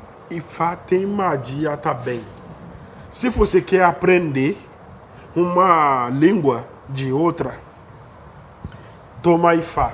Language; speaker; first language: Portuguese; non-native, learner; Yoruba